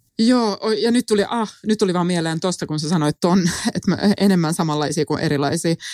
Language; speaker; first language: Finnish; non-native, local second language; Swedish